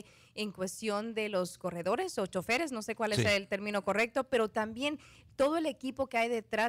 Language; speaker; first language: Spanish; native; Spanish